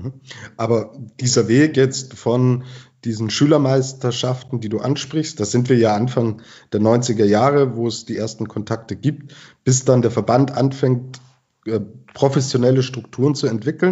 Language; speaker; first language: German; native; German